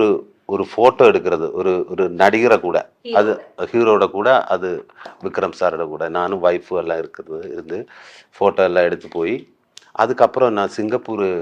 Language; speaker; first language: Tamil; non-native, learner; Malayalam